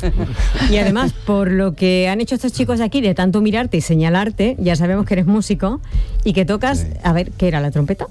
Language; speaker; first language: Spanish; native; Spanish